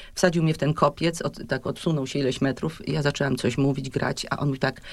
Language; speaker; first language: Polish; native; Polish